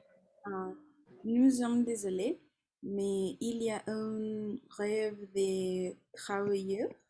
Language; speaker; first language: French; non-native, learner; Spanish